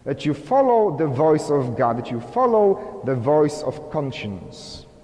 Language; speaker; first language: English; non-native, fluent; Polish